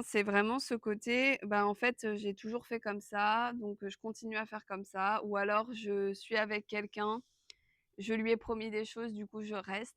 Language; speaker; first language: French; native; French